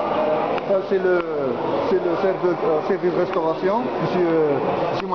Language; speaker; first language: French; non-native, local second language; Arabic